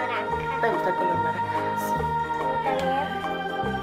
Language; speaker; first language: Spanish; native; Spanish